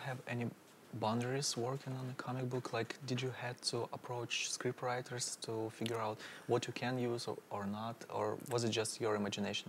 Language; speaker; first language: English; non-native, fluent; Russian